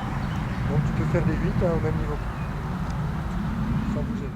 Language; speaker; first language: French; native; French